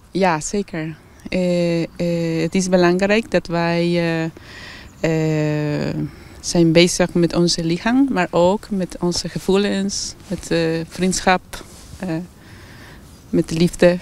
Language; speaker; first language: Dutch; non-native, fluent; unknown